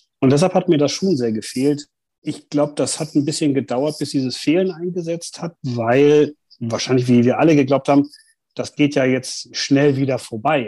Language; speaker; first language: German; native; German